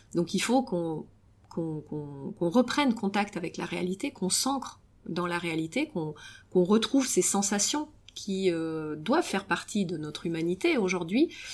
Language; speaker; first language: French; early bilingual, other home language; Romanian